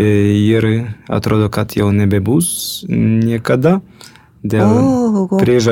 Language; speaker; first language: Lithuanian; early bilingual, heritage; Lithuanian